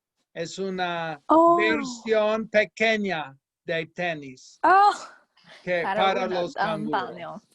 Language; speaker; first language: Spanish; non-native, fluent; English